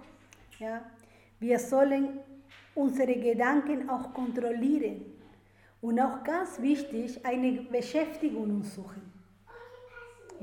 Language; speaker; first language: German; non-native, fluent; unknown